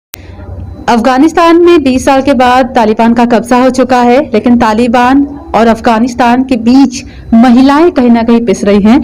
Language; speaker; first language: Hindi; native; Hindi